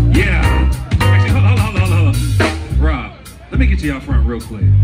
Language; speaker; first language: English; native; English